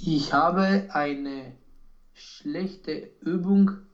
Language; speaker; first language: German; non-native, learner; Romanian